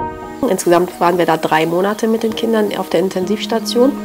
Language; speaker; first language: German; native; German